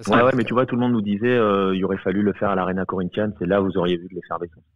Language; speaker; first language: French; native; French